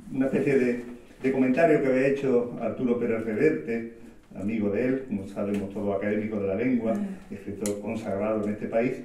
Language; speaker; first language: Spanish; native; Spanish